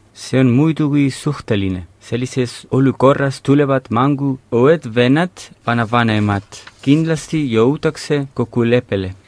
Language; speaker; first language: Estonian; non-native, fluent; Spanish